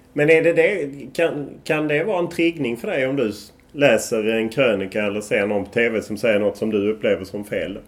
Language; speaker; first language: Swedish; native; Swedish